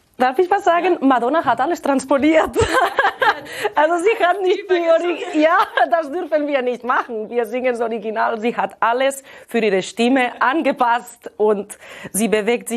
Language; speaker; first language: German; non-native, fluent; Catalan